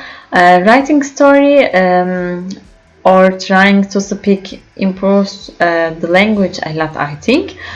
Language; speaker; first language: English; non-native, learner; Turkish